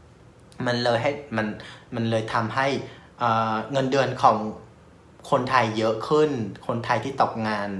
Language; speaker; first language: Thai; non-native, fluent; Vietnamese